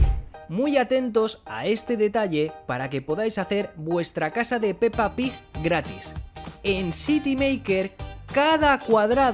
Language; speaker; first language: Spanish; native; Spanish